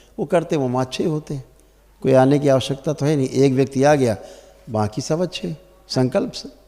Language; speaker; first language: Hindi; native; Hindi